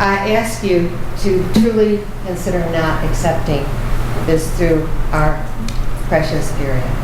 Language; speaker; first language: English; native; English